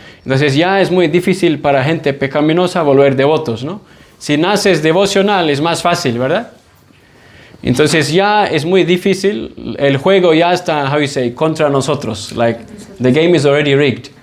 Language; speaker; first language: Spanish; non-native, fluent; English